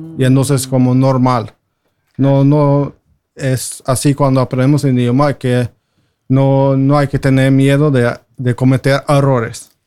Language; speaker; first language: Spanish; non-native, fluent; Norwegian